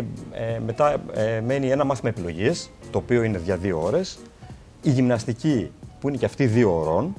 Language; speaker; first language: Greek; native; Greek